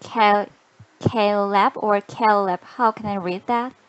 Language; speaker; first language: English; non-native, learner; Korean